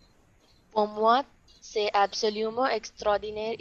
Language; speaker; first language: French; non-native, learner; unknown